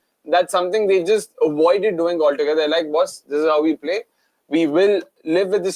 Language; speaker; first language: English; non-native, local second language; Hindi